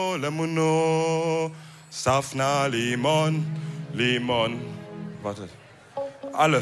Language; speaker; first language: German; early bilingual, other home language; Wolof